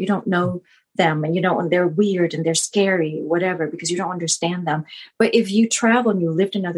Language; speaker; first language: English; non-native, fluent; Vietnamese